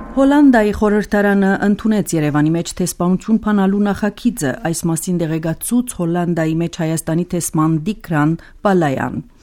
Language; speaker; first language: Armenian; early bilingual, heritage; Armenian